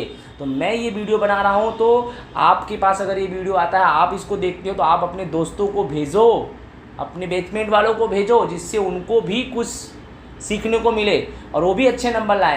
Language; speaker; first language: Hindi; non-native, local second language; Gujarati